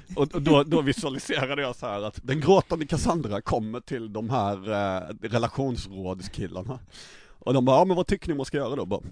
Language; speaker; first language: Swedish; native; Swedish